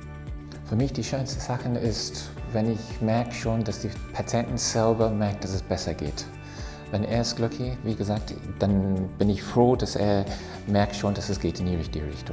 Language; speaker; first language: German; non-native, fluent; English